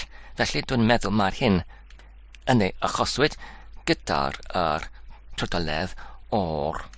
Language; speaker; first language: Welsh; non-native, learner; English